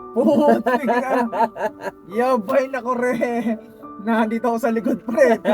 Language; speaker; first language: Filipino; native; Filipino